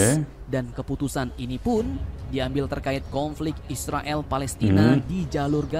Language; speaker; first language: Indonesian; native; Indonesian